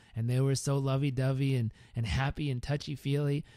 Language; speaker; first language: English; native; English